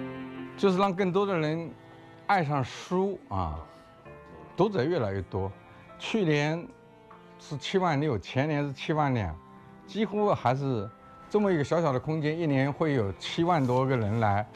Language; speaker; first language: Chinese; non-native, local second language; Wu Chinese